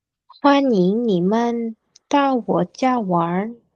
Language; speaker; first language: Chinese; non-native, learner; Vietnamese